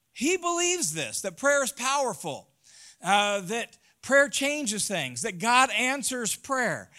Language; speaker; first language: English; native; English